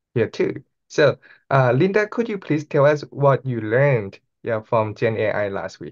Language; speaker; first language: English; non-native, fluent; Thai